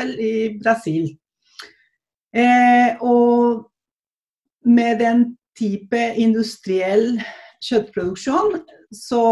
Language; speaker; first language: Norwegian; non-native, fluent; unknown